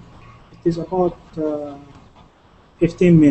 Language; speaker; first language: English; non-native, learner; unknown